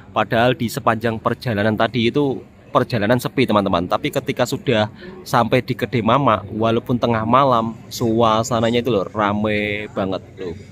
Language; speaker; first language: Indonesian; native; Indonesian